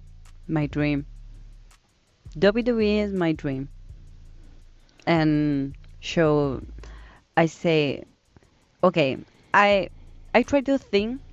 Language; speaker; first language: English; non-native, learner; Spanish